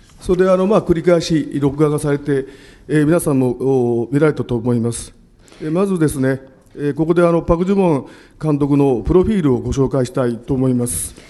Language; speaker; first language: Japanese; native; Japanese